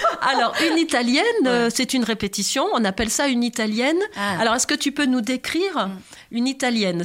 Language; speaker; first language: French; native; French